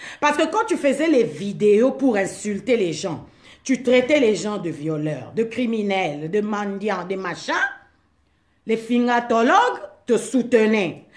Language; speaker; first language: French; non-native, local second language; Lingala